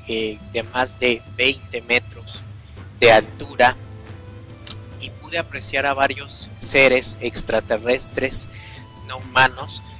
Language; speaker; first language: Spanish; native; Spanish